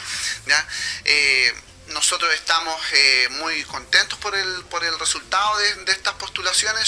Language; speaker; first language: Spanish; native; Spanish